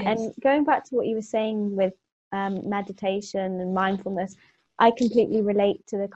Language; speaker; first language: English; native; English